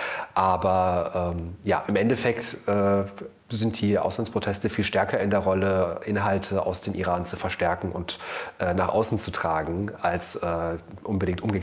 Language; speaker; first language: German; native; German